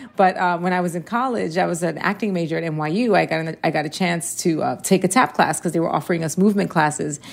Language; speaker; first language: English; early bilingual, heritage; Spanish